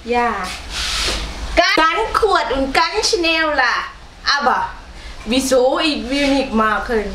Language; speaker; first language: German; non-native, learner; Thai